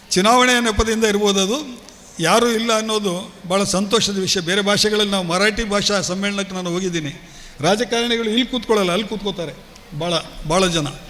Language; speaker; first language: Kannada; non-native, local second language; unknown